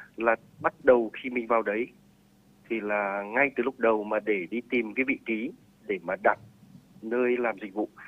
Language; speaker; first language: Vietnamese; non-native, local second language; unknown